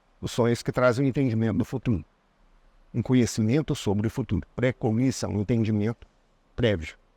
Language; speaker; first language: Portuguese; non-native, fluent; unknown